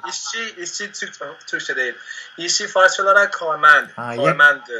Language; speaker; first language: Turkish; non-native, fluent; Spanish